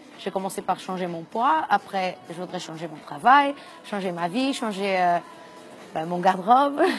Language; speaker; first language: French; non-native, fluent; Portuguese